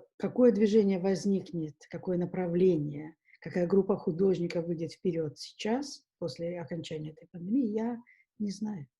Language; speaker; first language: Russian; native; Russian